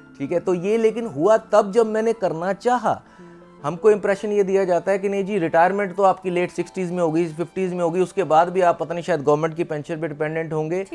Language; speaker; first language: Hindi; non-native, local second language; Punjabi